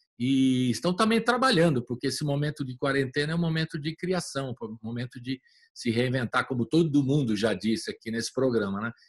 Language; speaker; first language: Portuguese; native; Portuguese